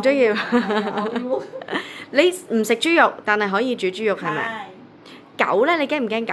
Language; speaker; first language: Chinese; non-native, local second language; Cantonese